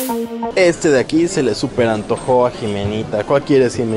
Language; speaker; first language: Spanish; native; Spanish